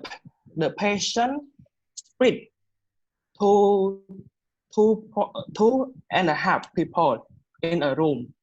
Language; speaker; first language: English; non-native, learner; Khmer